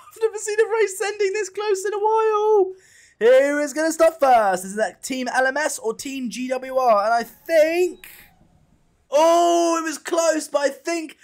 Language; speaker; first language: English; native; English